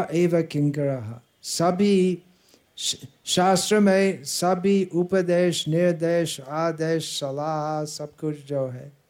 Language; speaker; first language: Hindi; non-native, fluent; English